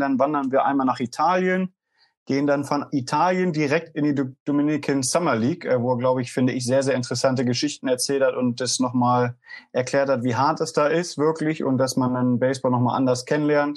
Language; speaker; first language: German; native; German